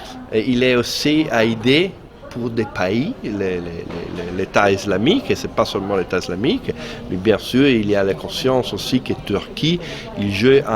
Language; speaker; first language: French; non-native, fluent; Italian